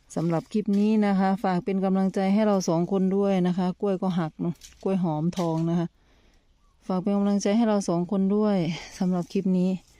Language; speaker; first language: Thai; non-native, local second language; Lao